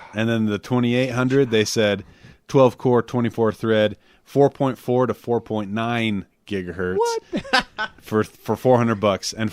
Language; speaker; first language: English; native; English